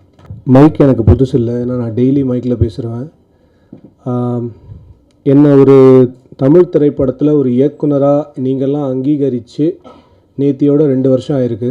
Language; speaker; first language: Tamil; native; Tamil